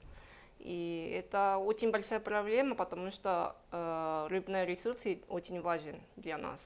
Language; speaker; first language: Russian; non-native, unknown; Japanese